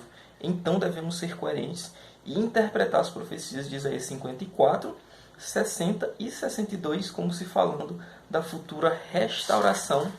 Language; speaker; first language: Portuguese; native; Portuguese